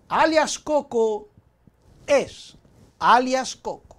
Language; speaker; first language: Spanish; native; Spanish